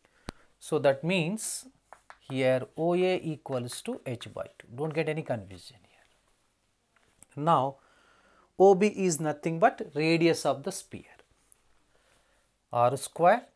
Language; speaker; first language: English; non-native, local second language; Telugu